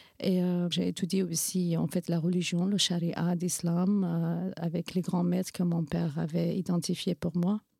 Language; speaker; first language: French; non-native, fluent; Kurdish